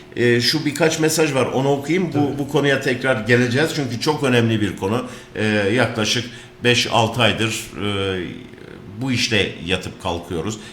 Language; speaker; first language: Turkish; native; Turkish